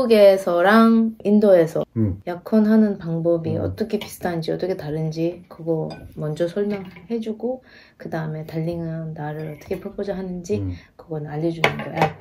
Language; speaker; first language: Korean; non-native, fluent; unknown